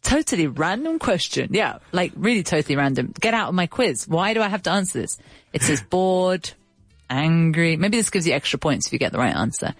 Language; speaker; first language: English; native; English